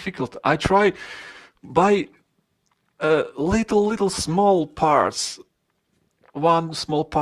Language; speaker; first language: English; non-native, fluent; Russian